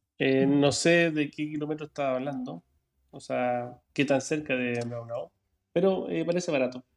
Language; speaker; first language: Spanish; native; Spanish